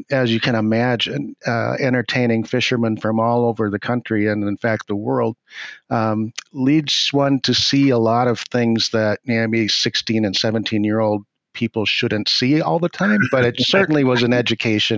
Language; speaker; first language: English; native; English